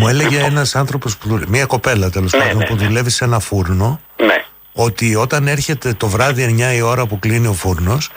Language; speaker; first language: Greek; native; Greek